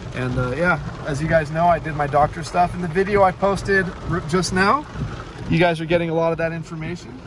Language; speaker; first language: English; native; English